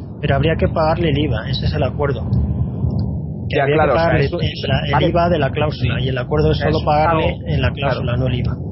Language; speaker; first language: Spanish; native; Spanish